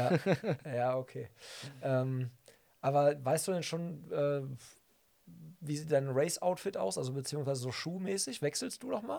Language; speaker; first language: German; native; German